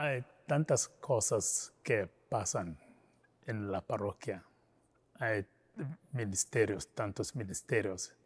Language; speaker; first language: Spanish; non-native, fluent; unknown